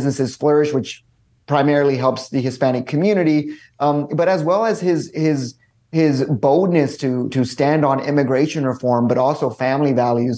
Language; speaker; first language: English; native; English